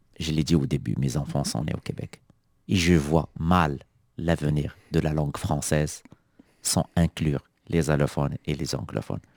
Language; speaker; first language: French; non-native, local second language; Arabic